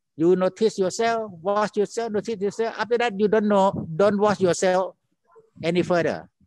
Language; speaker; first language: English; non-native, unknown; Thai